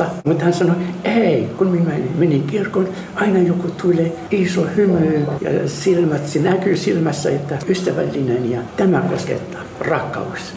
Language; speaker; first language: Finnish; non-native, learner; Arabic